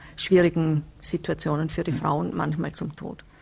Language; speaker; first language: German; native; German